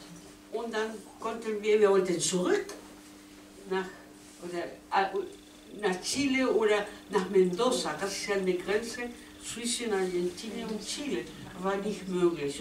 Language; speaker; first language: German; non-native, learner; Spanish